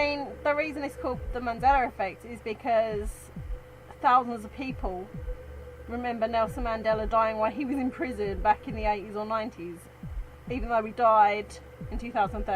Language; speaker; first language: English; native; English